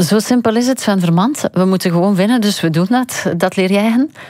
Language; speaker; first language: Dutch; native; Dutch